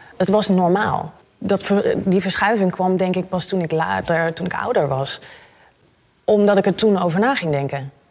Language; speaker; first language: Dutch; native; Dutch